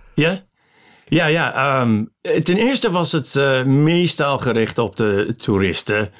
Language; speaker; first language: Dutch; non-native, fluent; English